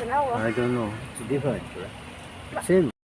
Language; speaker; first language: English; non-native, learner; Japanese